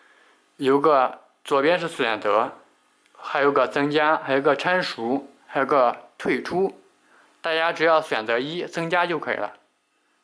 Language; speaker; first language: Chinese; native; Chinese